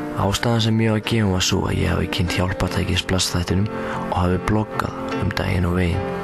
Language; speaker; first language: Icelandic; early bilingual, heritage; Icelandic